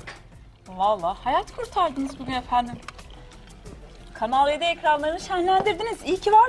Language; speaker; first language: Turkish; native; Turkish